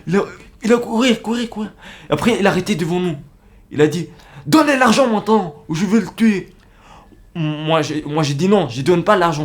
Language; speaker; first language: French; non-native, learner; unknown